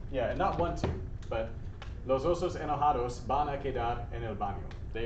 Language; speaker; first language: Spanish; non-native, learner; English